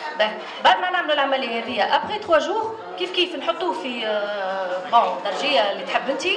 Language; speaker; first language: Arabic; native; Arabic